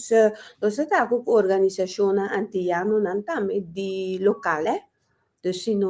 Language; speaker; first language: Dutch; non-native, local second language; Papiamento